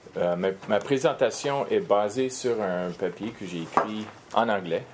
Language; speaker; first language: French; non-native, fluent; English